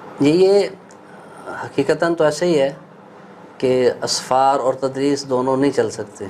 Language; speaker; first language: Urdu; non-native, local second language; Punjabi